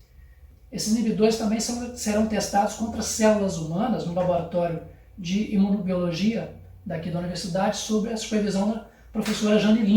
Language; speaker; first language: Portuguese; native; Portuguese